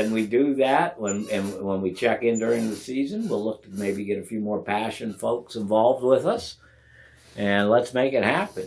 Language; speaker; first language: English; native; English